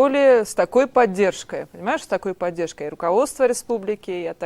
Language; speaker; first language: Russian; non-native, local second language; Ossetic